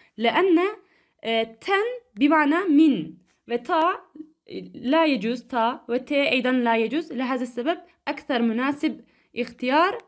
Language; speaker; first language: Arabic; non-native, fluent; Turkish